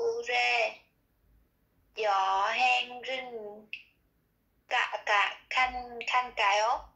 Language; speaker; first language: Korean; non-native, learner; Vietnamese